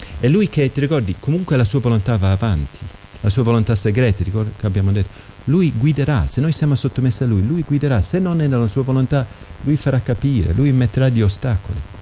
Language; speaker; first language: Italian; non-native, fluent; English